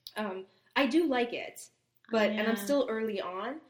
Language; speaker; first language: English; native; English